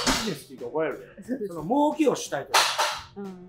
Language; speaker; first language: Japanese; native; Japanese